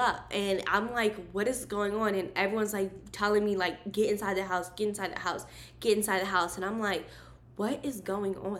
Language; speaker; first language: English; native; English